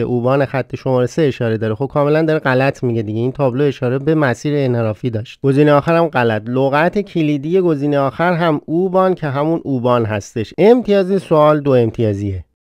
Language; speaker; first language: Persian; native; Persian